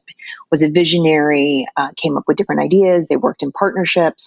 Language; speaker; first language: English; non-native, local second language; Filipino